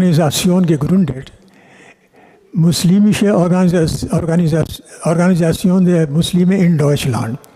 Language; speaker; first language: German; non-native, fluent; Urdu